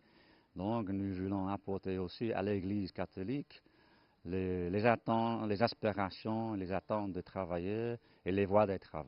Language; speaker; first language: French; non-native, fluent; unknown